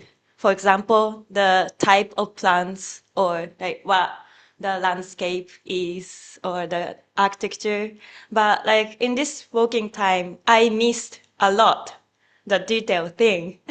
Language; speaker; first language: English; non-native, learner; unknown